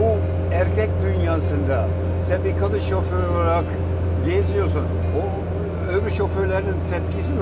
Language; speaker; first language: Turkish; non-native, fluent; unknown